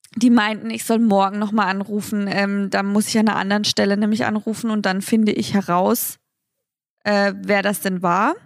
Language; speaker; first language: German; native; German